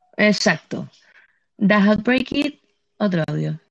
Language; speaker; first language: Spanish; native; Spanish